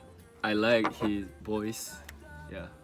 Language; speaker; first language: English; non-native, learner; Korean